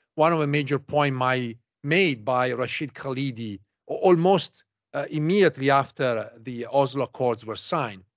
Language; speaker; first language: English; non-native, fluent; Italian